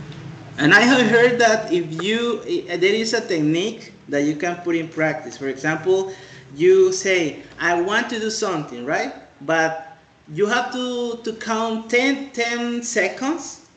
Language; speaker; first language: English; non-native, fluent; Spanish